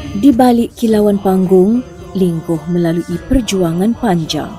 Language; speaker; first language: Malay; native; Malay